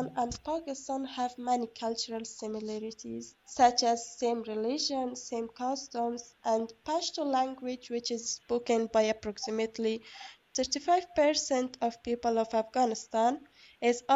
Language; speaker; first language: English; non-native, learner; Persian